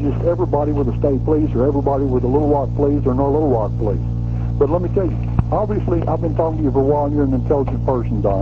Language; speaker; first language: English; native; English